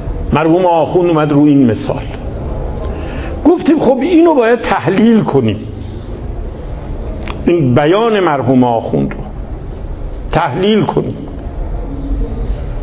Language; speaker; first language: Persian; native; Persian